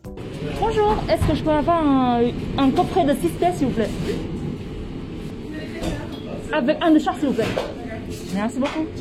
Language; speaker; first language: French; non-native, fluent; Vietnamese